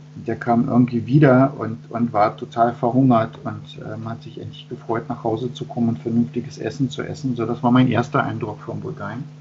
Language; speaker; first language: German; native; German